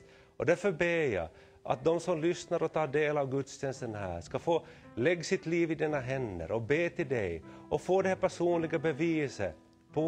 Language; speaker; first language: Swedish; native; Swedish